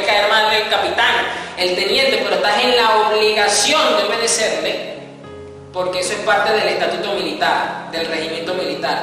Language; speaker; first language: Spanish; native; Spanish